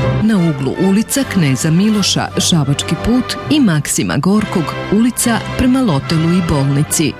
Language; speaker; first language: Serbian; native; Serbian